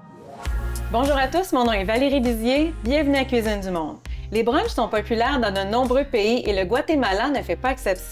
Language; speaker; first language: French; native; French